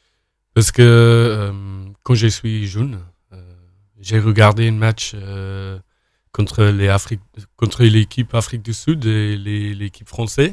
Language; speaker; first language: French; non-native, learner; Afrikaans